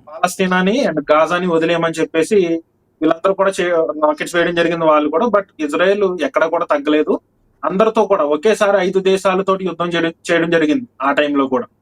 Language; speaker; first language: Telugu; native; Telugu